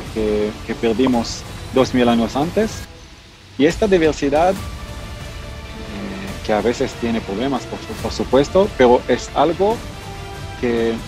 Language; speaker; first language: Spanish; non-native, fluent; Hebrew